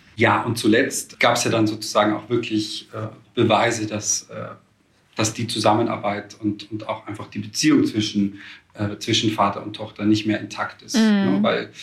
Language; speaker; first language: German; native; German